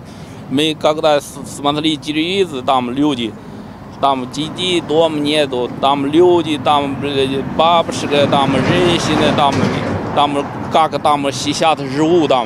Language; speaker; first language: Russian; non-native, learner; Chinese